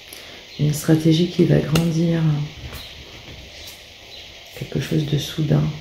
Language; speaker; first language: French; native; French